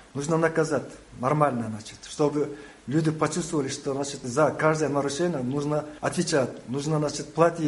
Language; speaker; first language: Russian; non-native, local second language; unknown